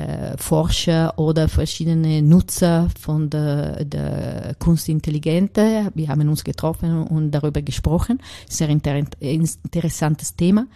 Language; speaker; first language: German; non-native, learner; Italian